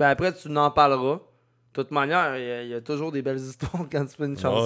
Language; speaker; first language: French; native; French